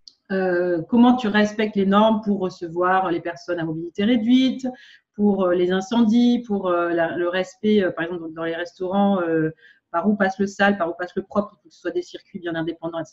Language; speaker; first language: French; native; French